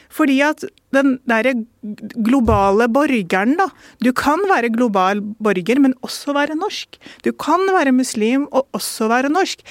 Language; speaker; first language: Norwegian; early bilingual, other home language; Urdu